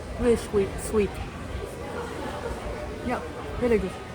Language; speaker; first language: English; non-native, fluent; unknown